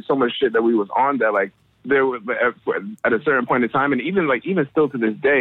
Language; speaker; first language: English; native; English